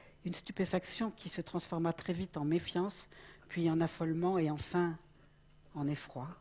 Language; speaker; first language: French; native; French